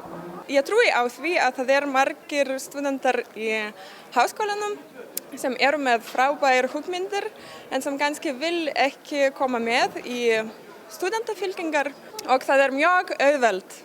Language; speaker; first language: Icelandic; non-native, learner; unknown